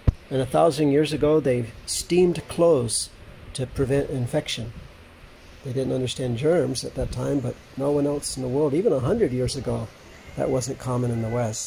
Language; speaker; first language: English; native; English